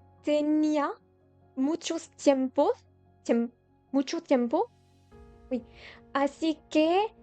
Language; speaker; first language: Spanish; non-native, learner; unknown